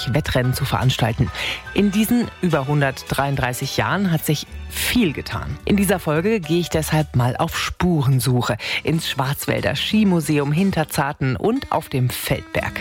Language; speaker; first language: German; native; German